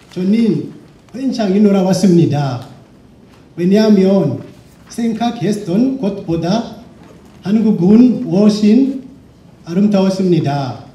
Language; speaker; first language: Korean; non-native, learner; Shona